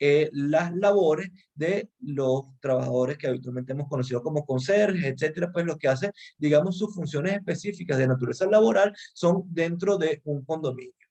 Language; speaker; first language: Spanish; native; Spanish